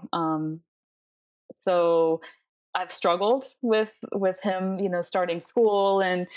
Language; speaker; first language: English; early bilingual, other home language; Spanish